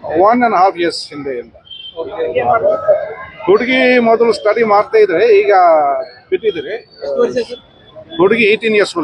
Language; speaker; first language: Kannada; non-native, fluent; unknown